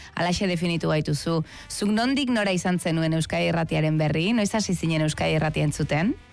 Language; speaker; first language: Basque; native; Basque